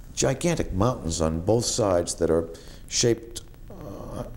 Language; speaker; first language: English; native; English